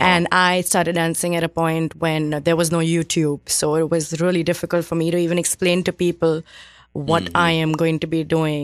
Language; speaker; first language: English; non-native, local second language; Hindi